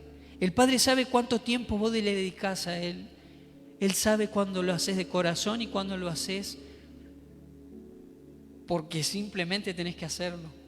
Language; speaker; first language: Spanish; native; Spanish